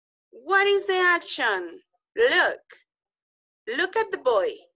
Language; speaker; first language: English; non-native, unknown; Spanish